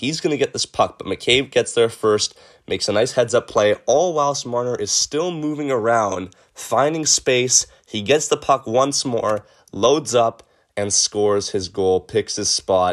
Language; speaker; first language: English; native; English